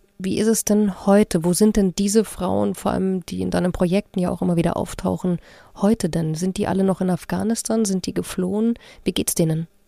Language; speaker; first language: German; native; German